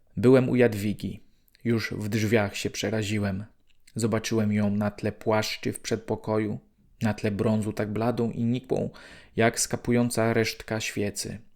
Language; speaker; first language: Polish; native; Polish